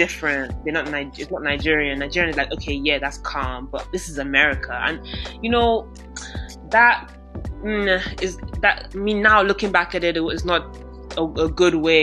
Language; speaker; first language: English; non-native, local second language; Yoruba